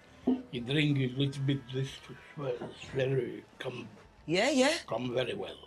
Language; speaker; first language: English; non-native, learner; Portuguese